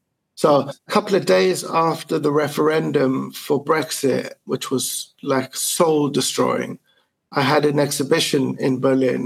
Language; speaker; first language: English; native; English